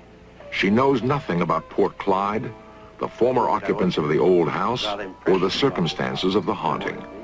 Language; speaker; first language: English; native; English